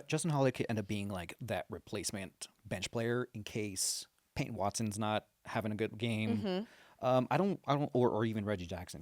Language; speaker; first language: English; native; English